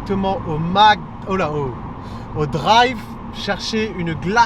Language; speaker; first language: French; native; French